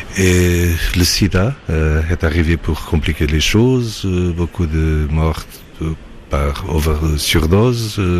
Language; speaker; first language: French; non-native, fluent; Portuguese